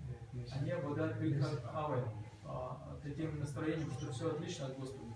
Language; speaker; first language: Russian; native; Russian